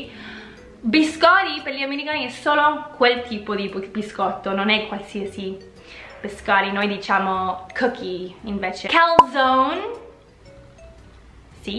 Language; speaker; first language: Italian; non-native, fluent; English